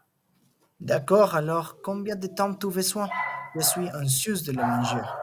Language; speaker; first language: French; non-native, learner; Spanish